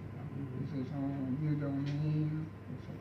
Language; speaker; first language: French; non-native, learner; Japanese